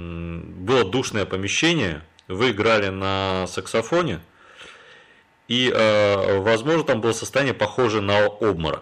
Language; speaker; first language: Russian; native; Russian